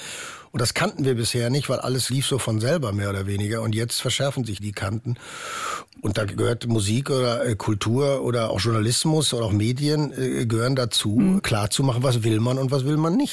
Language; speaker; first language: German; native; German